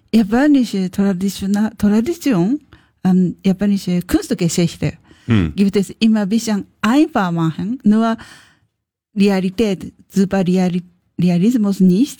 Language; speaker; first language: German; non-native, learner; Japanese